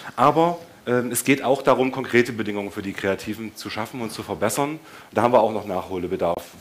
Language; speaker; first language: German; native; German